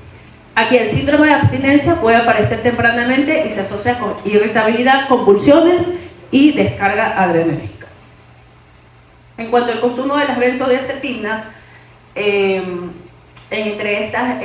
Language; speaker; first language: Spanish; native; Spanish